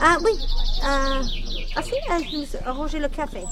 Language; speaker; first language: French; non-native, learner; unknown